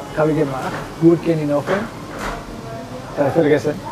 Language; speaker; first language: German; non-native, learner; Spanish